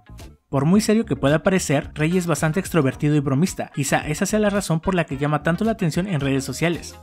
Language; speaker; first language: Spanish; native; Spanish